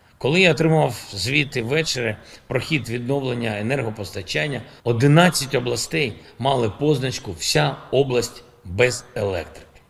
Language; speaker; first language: Ukrainian; non-native, local second language; Russian